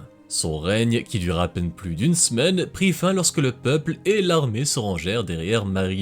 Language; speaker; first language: French; native; French